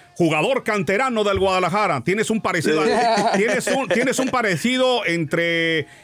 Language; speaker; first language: Spanish; native; Spanish